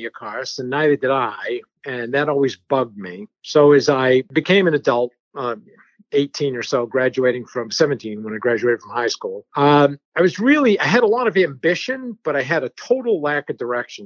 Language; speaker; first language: English; early bilingual, other home language; French